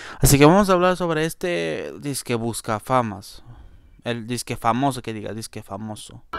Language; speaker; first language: Spanish; native; Spanish